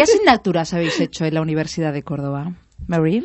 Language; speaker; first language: Spanish; native; Spanish